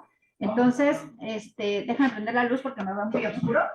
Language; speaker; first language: Spanish; native; Spanish